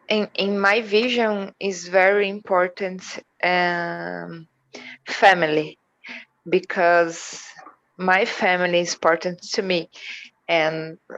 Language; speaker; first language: English; non-native, learner; Portuguese